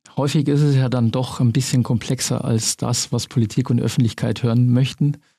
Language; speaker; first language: German; native; German